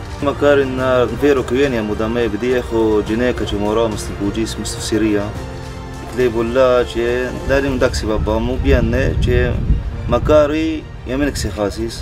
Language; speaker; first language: Greek; non-native, learner; Arabic